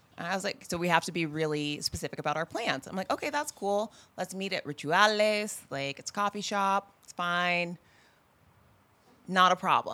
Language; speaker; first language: English; native; English